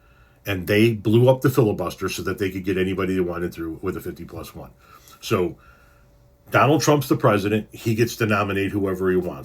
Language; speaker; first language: English; native; English